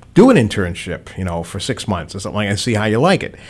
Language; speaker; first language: English; native; English